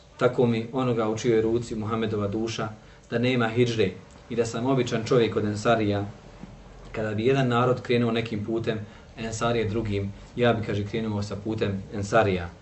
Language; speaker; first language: Bosnian; native; Bosnian